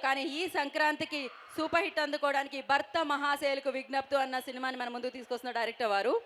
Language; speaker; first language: Telugu; native; Telugu